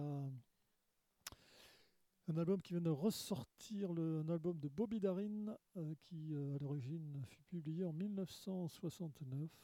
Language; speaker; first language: French; native; French